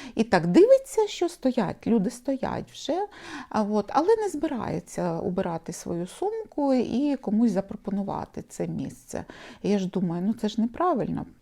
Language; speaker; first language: Ukrainian; non-native, local second language; Russian